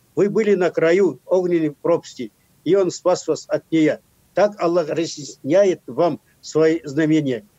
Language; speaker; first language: Russian; non-native, local second language; Kazakh